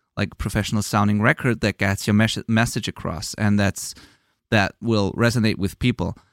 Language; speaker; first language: English; non-native, fluent; German